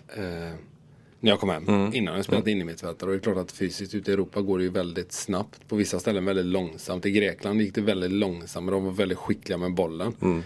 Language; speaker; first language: Swedish; native; Swedish